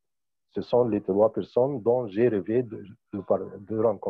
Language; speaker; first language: French; non-native, fluent; Arabic